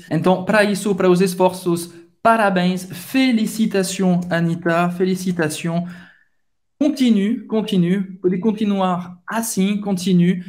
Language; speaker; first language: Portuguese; non-native, fluent; French